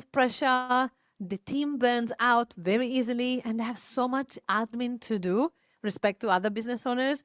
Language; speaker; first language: English; non-native, fluent; Italian